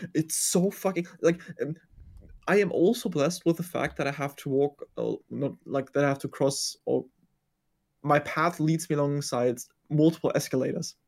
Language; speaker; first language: English; non-native, fluent; German